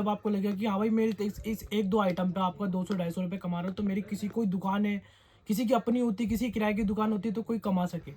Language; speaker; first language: Hindi; native; Hindi